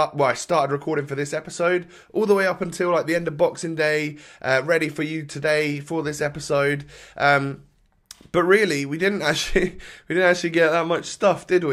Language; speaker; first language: English; native; English